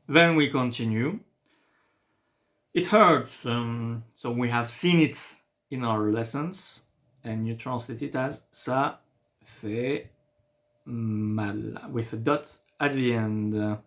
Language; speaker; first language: English; non-native, fluent; French